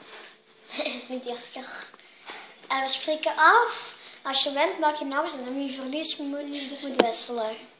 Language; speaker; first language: Dutch; native; Dutch